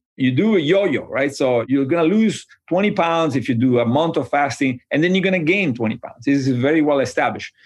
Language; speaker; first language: English; non-native, fluent; Italian